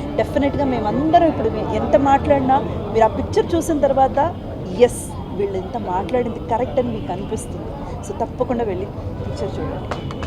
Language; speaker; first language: Telugu; native; Telugu